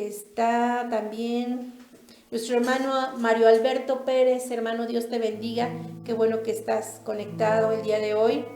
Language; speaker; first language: Spanish; native; Spanish